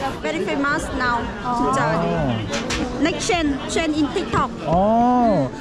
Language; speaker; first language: English; non-native, learner; Vietnamese